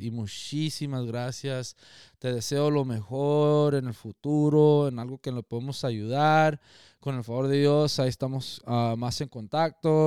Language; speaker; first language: Spanish; early bilingual, heritage; Spanish